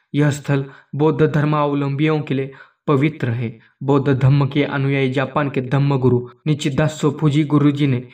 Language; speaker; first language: Hindi; non-native, local second language; Marathi